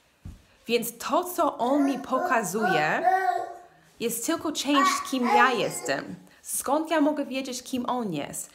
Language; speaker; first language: Polish; non-native, learner; English